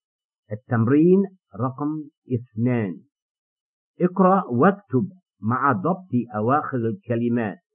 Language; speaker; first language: Arabic; non-native, fluent; English